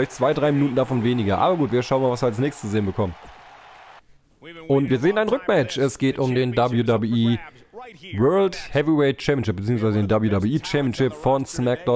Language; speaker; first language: German; native; German